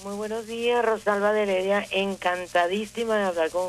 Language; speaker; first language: Spanish; native; Spanish